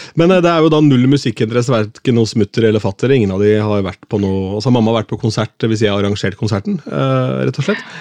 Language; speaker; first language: Norwegian; native; Norwegian